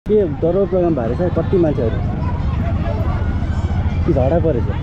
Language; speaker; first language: Nepali; native; Nepali